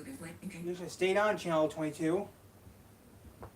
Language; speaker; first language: English; native; English